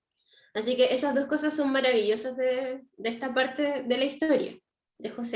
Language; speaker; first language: Spanish; native; Spanish